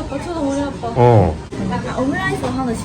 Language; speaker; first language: Korean; non-native, learner; Japanese